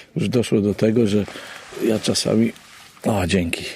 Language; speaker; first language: Polish; native; Polish